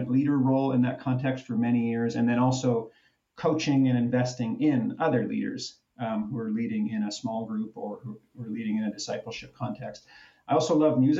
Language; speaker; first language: English; native; English